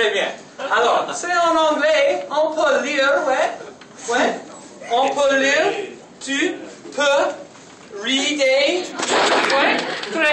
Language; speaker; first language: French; non-native, local second language; English